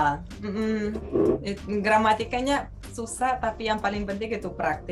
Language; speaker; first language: Indonesian; non-native, fluent; Russian